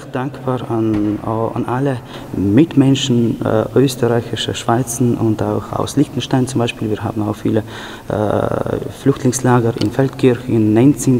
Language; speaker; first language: German; non-native, fluent; Ukrainian